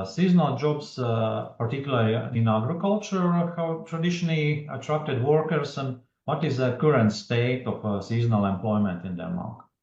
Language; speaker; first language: English; non-native, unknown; Latvian